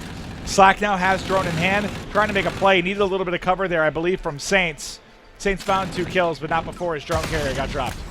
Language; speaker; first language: English; native; English